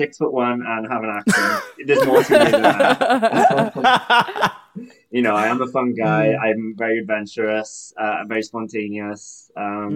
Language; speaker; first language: English; native; English